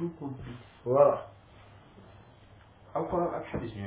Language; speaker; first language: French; non-native, local second language; Wolof